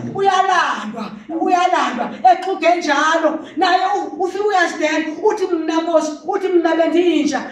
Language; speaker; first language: Zulu; non-native, local second language; Xhosa